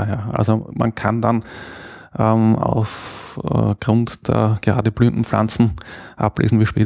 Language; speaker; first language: German; native; German